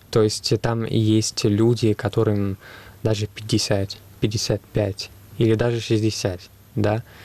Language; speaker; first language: Russian; non-native, fluent; Italian